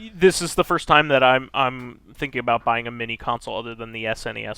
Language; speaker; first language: English; native; English